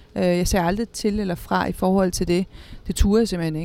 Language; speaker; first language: Danish; early bilingual, other home language; Spanish